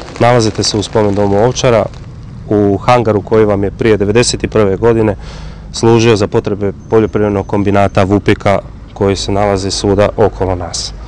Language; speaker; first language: Croatian; native; Croatian